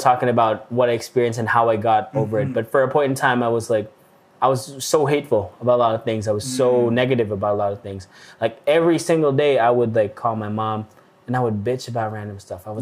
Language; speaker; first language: English; non-native, local second language; Filipino